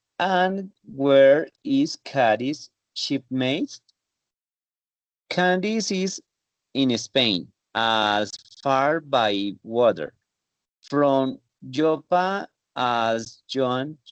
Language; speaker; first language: English; non-native, learner; Spanish